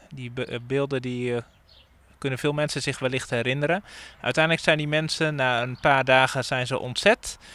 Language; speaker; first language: Dutch; native; Dutch